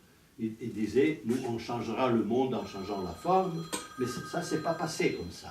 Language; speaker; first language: French; non-native, fluent; Italian